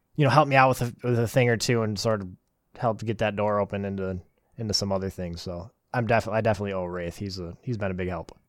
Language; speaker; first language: English; native; English